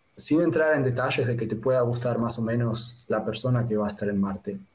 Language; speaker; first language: Spanish; native; Spanish